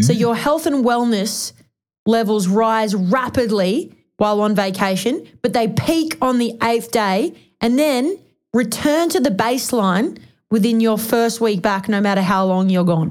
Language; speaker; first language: English; native; English